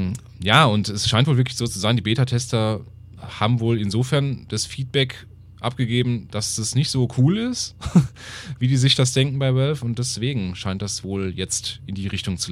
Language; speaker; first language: German; native; German